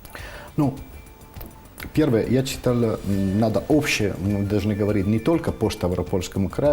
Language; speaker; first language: Russian; non-native, fluent; Italian